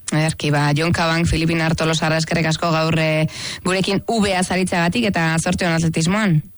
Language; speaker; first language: Basque; native; Basque